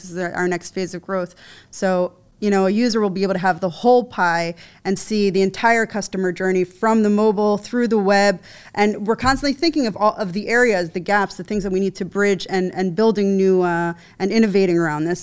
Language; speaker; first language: English; native; English